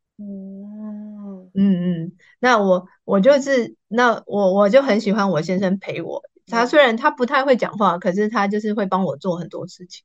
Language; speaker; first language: Chinese; native; Chinese